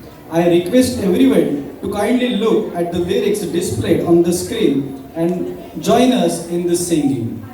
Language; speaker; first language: English; non-native, local second language; Marathi